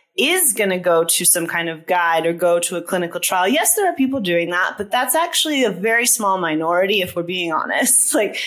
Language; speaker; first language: English; native; English